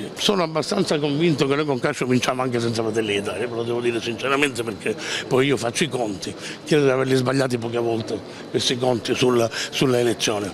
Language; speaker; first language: Italian; native; Italian